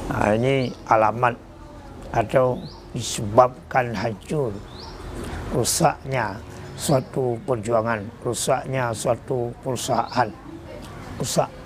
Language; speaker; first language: Malay; non-native, local second language; Achinese